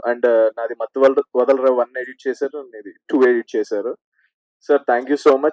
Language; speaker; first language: Telugu; native; Telugu